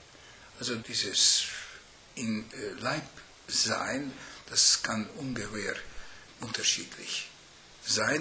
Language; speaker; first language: German; non-native, fluent; Hungarian